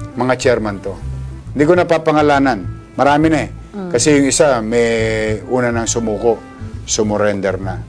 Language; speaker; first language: Filipino; native; Filipino